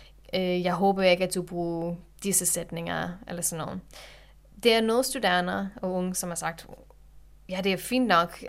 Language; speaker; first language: Danish; non-native, fluent; English